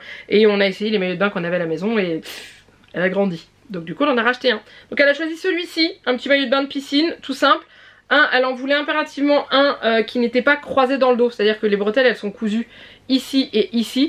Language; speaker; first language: French; native; French